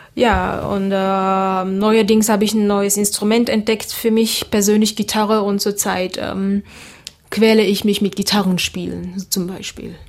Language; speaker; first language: German; early bilingual, other home language; Seselwa Creole French